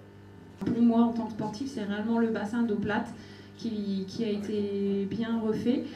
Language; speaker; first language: French; native; French